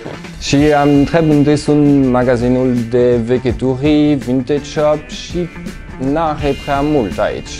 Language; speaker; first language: Romanian; non-native, learner; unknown